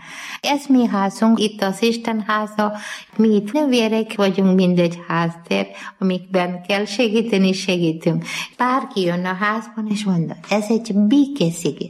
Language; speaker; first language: Hungarian; non-native, learner; Malayalam